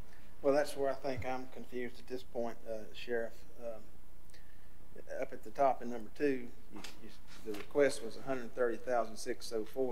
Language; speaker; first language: English; native; English